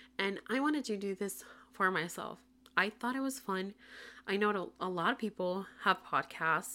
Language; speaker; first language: English; non-native, local second language; Spanish